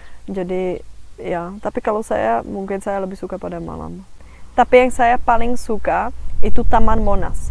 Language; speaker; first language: Indonesian; non-native, fluent; Czech